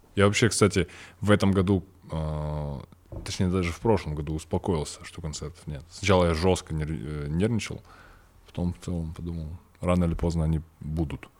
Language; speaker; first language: Russian; native; Russian